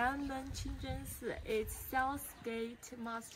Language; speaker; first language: English; non-native, fluent; Chinese